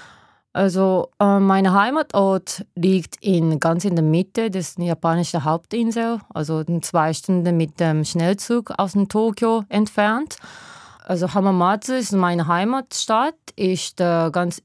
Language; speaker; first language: German; non-native, learner; Japanese